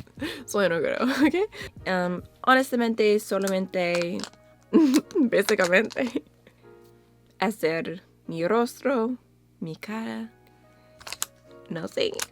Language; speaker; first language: Spanish; non-native, learner; English